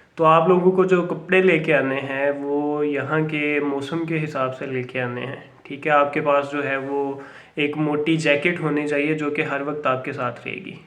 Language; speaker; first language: Urdu; non-native, local second language; Punjabi